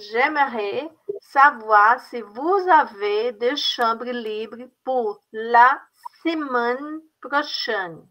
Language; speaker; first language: French; non-native, learner; Portuguese